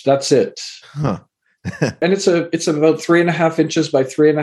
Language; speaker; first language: English; native; English